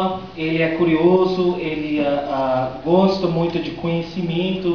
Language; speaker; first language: Portuguese; non-native, fluent; English